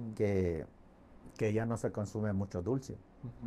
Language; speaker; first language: Spanish; non-native, fluent; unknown